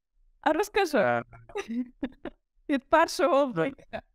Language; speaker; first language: Ukrainian; native; Ukrainian